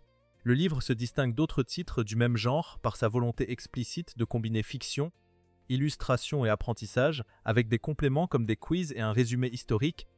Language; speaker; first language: French; native; French